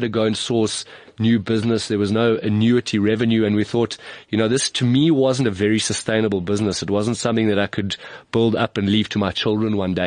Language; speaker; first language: English; native; English